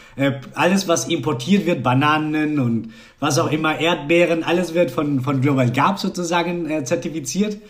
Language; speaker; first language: German; non-native, fluent; Spanish